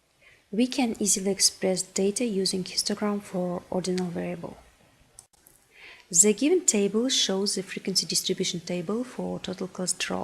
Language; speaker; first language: English; non-native, fluent; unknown